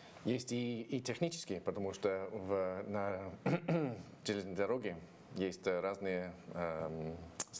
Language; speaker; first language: Russian; non-native, fluent; English